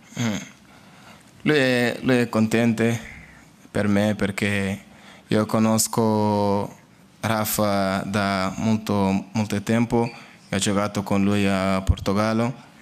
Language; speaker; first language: Italian; non-native, learner; Portuguese